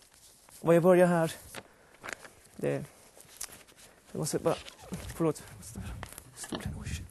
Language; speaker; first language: Swedish; non-native, fluent; Persian